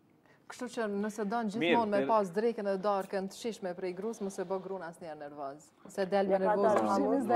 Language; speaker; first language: Albanian; native; Albanian